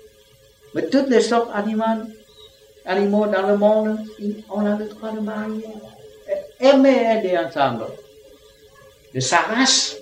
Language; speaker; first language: French; non-native, learner; Vietnamese